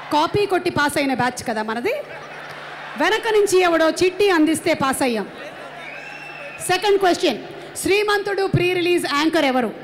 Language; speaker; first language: Telugu; native; Telugu